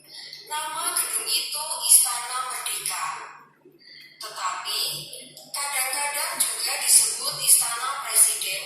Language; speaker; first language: Indonesian; non-native, learner; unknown